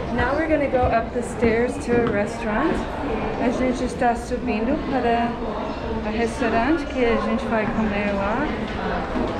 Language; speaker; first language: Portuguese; non-native, learner; English